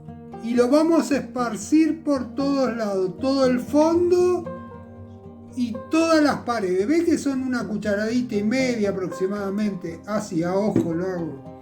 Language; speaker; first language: Spanish; native; Spanish